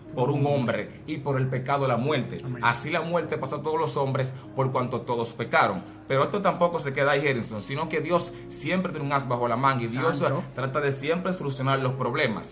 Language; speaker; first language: Spanish; native; Spanish